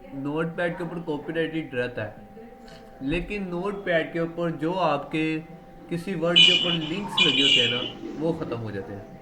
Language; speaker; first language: Urdu; non-native, local second language; Punjabi